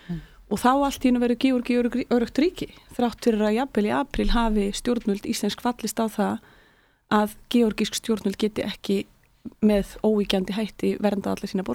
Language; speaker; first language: Icelandic; native; Icelandic